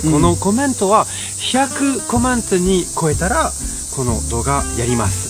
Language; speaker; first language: Japanese; non-native, learner; French